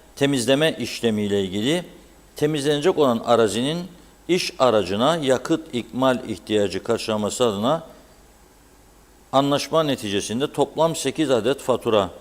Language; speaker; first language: Turkish; native; Turkish